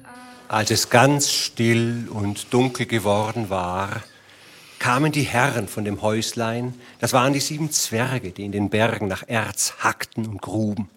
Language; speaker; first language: German; native; German